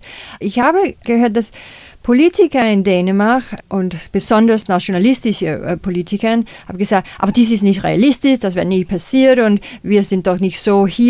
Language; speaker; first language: German; non-native, fluent; Danish